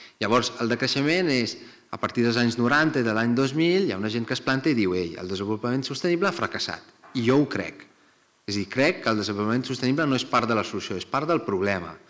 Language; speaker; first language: Catalan; non-native, fluent; Italian